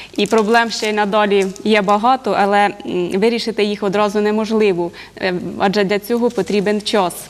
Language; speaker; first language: Ukrainian; native; Ukrainian